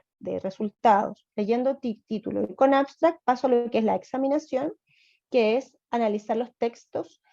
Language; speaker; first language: Spanish; native; Spanish